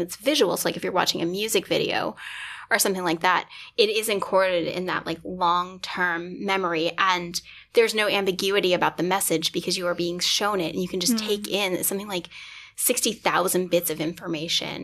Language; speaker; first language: English; native; English